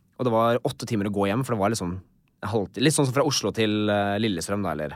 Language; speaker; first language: Norwegian; native; Norwegian